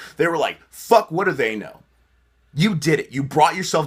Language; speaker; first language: English; native; English